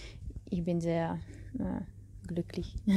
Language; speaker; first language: German; non-native, learner; Russian